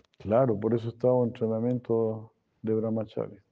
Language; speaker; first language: Portuguese; non-native, fluent; Spanish